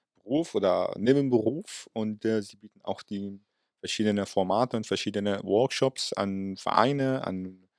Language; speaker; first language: German; non-native, fluent; Arabic